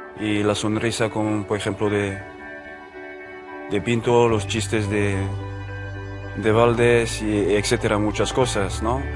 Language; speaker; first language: Spanish; non-native, fluent; French